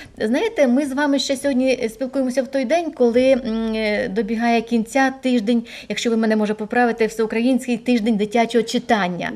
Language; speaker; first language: Ukrainian; native; Ukrainian